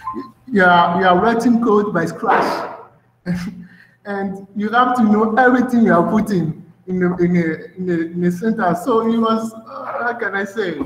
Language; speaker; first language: English; non-native, fluent; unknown